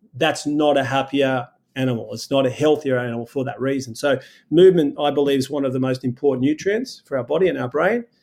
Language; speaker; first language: English; native; English